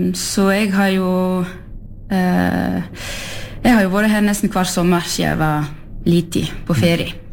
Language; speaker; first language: Norwegian; early bilingual, heritage; French